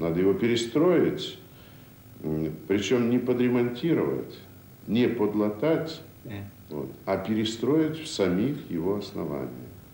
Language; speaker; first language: Russian; native; Russian